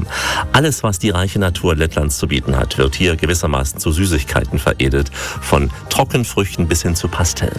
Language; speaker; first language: German; native; German